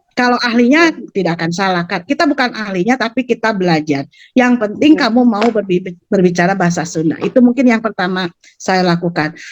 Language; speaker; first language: Indonesian; non-native, local second language; Sundanese